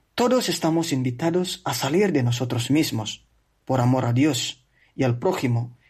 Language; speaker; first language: Spanish; non-native, fluent; Indonesian